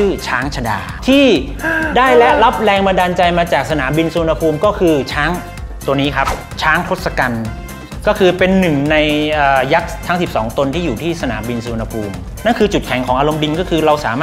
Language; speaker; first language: Thai; native; Thai